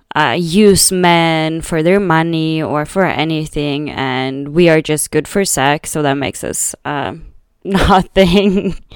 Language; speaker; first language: English; non-native, fluent; Swedish